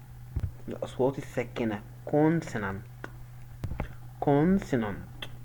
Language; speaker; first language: Arabic; native; Arabic